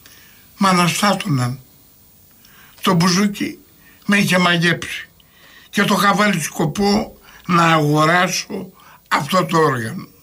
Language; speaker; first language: Greek; native; Greek